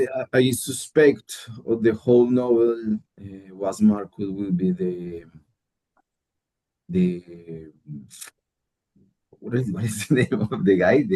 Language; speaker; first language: English; non-native, learner; Spanish